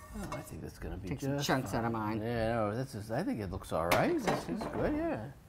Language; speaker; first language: English; native; English